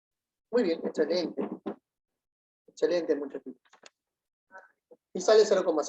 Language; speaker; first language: Spanish; native; Spanish